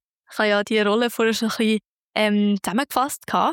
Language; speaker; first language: German; native; German